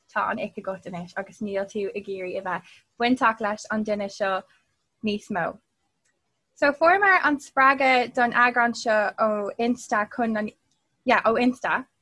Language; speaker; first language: Irish; non-native, local second language; English